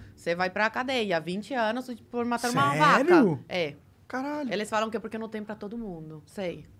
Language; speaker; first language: Portuguese; early bilingual, other home language; Spanish